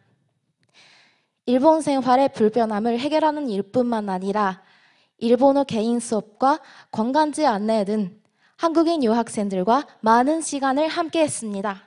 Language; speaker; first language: Korean; non-native, fluent; Japanese